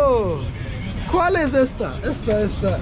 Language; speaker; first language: Spanish; non-native, learner; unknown